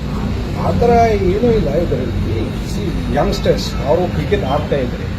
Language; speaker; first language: Kannada; non-native, fluent; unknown